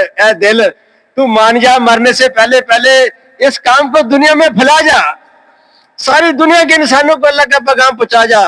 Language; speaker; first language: Urdu; native; Urdu